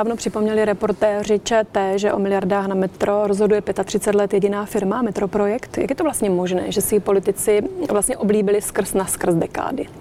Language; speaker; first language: Czech; native; Czech